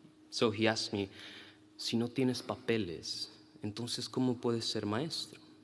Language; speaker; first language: Spanish; early bilingual, heritage; Spanish